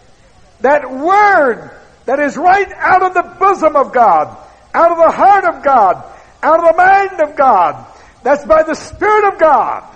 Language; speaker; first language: English; native; English